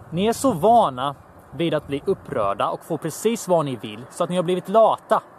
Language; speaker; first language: Swedish; early bilingual, other home language; Bosnian